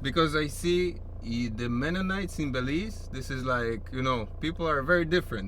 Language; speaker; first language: English; non-native, fluent; Polish